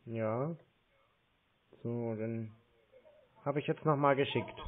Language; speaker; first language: German; native; German